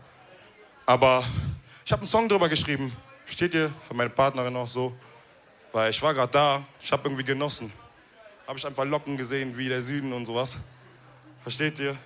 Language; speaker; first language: German; early bilingual, other home language; Wolof